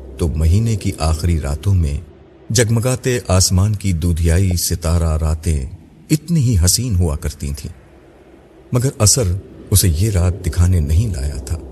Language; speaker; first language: Urdu; native; Urdu